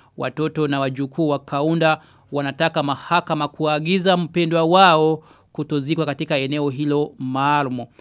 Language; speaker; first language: Swahili; non-native, local second language; Rundi